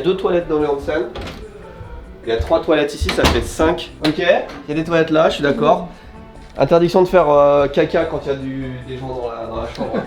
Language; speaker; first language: French; native; French